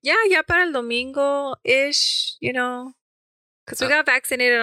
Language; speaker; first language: English; early bilingual, other home language; Spanish